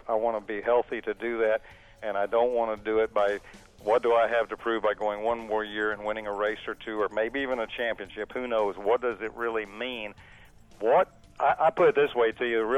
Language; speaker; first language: English; native; English